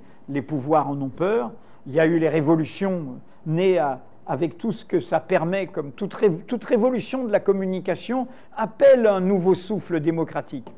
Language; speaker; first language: French; native; French